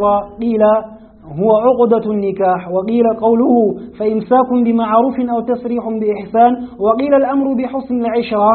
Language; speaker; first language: Arabic; native; Arabic